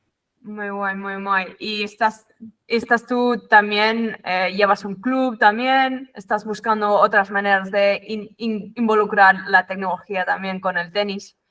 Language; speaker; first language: Spanish; non-native, fluent; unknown